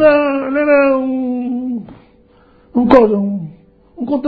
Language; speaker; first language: Italian; non-native, local second language; Friulian